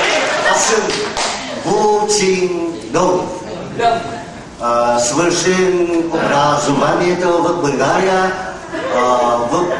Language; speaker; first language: Bulgarian; non-native, learner; Vietnamese